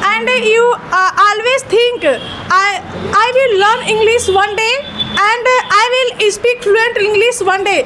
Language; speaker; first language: English; non-native, learner; Hindi